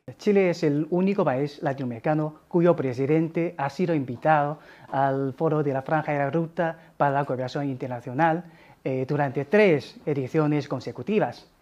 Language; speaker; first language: Spanish; non-native, fluent; Chinese